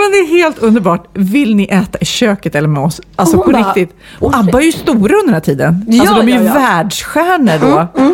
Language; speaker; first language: Swedish; native; Swedish